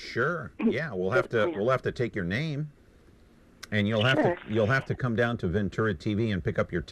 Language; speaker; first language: English; native; English